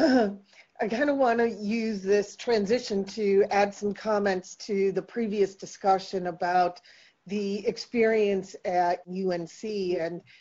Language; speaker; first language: English; native; English